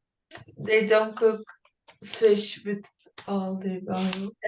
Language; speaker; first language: English; non-native, learner; Portuguese